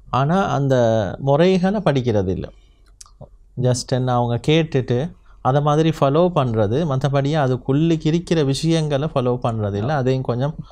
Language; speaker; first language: Tamil; native; Tamil